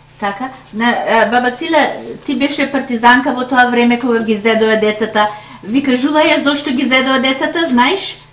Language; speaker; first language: Macedonian; early bilingual, heritage; Macedonian